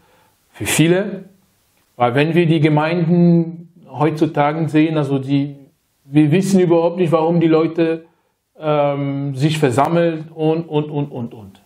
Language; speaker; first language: German; non-native, fluent; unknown